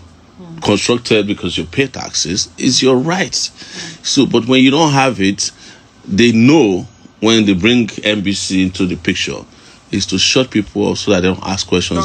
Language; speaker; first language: English; non-native, local second language; Yoruba